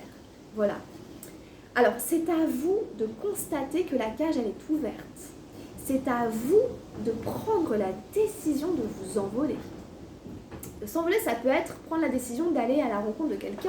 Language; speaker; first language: French; native; French